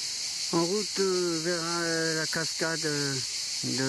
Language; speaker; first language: French; native; French